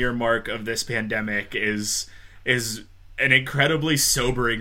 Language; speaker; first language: English; native; English